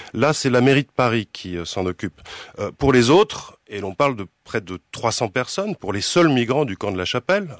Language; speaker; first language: French; native; French